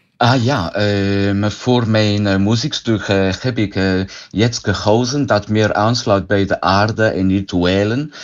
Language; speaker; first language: Dutch; non-native, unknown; English